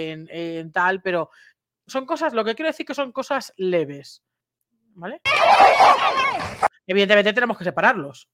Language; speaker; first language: Spanish; native; Spanish